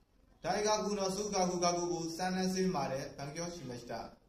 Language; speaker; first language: Japanese; non-native, learner; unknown